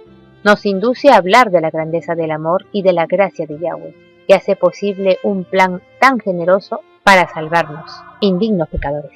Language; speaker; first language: Spanish; native; Spanish